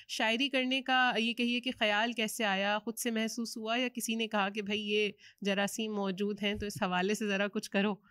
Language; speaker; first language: Urdu; native; Urdu